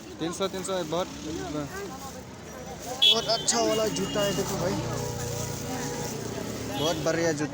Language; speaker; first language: Hindi; non-native, local second language; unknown